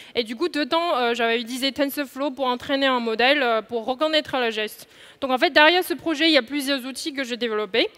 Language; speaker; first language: French; non-native, fluent; Chinese